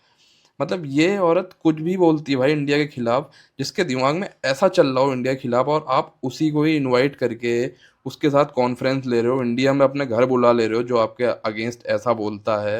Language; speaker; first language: Hindi; native; Hindi